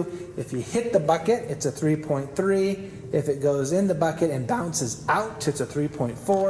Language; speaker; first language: English; native; English